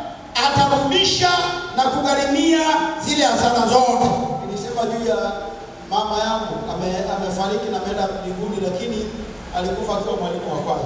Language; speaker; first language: Swahili; native; Swahili